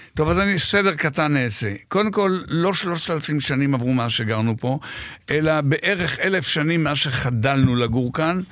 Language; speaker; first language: Hebrew; native; Hebrew